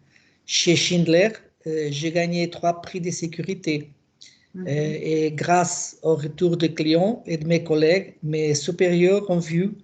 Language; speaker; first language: French; non-native, learner; Portuguese